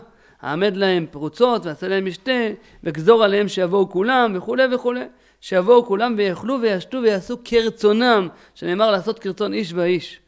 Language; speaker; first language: Hebrew; native; Hebrew